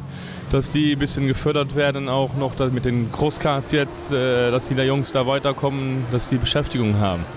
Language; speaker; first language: German; native; German